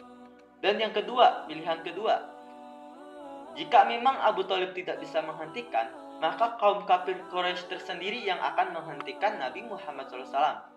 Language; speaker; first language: Indonesian; native; Indonesian